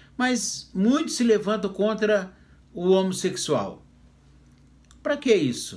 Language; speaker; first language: Portuguese; native; Portuguese